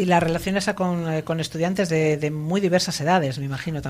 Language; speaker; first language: Spanish; native; Spanish